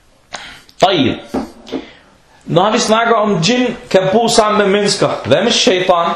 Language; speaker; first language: Danish; non-native, fluent; Arabic